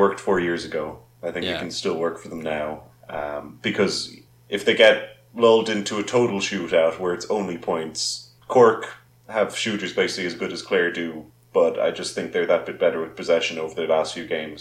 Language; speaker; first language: English; native; English